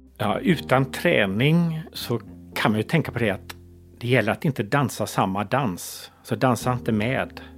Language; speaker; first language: Swedish; native; Swedish